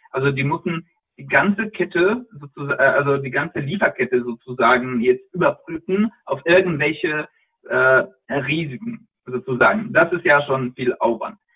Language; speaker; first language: German; non-native, fluent; Polish